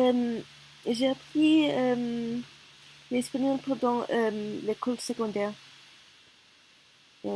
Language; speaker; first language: French; non-native, learner; Korean